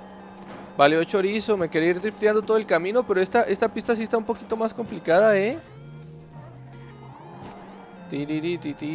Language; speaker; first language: Spanish; native; Spanish